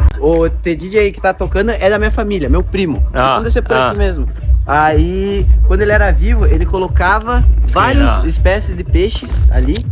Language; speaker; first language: Portuguese; native; Portuguese